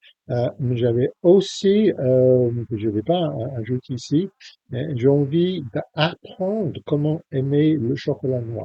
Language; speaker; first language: French; non-native, fluent; English